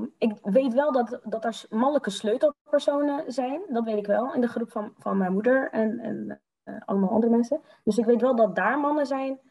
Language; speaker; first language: Dutch; early bilingual, other home language; Somali